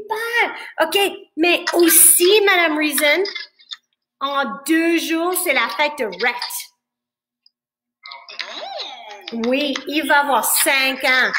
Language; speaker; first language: French; non-native, fluent; English